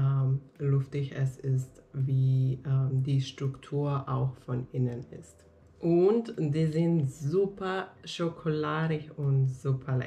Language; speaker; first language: German; non-native, fluent; Finnish